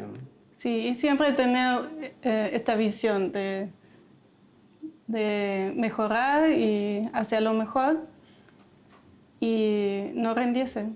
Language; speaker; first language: Spanish; non-native, fluent; German